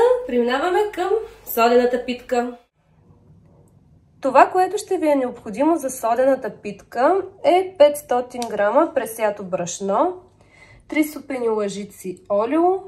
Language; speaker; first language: Bulgarian; native; Bulgarian